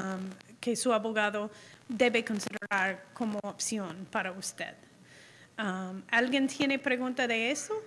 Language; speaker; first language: Spanish; non-native, fluent; English